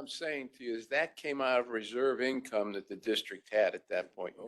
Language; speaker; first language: English; native; English